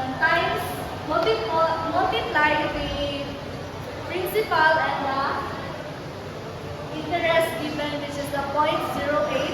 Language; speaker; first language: English; non-native, local second language; Cebuano